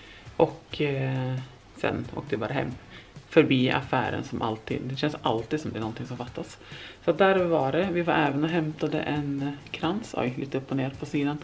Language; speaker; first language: Swedish; native; Swedish